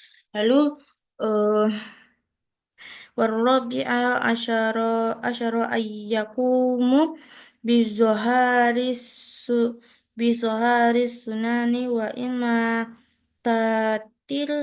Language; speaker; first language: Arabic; non-native, learner; Indonesian